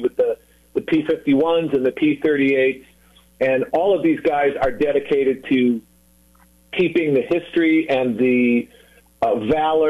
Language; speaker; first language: English; native; English